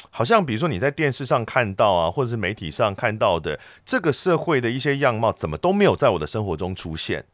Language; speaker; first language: Chinese; native; Chinese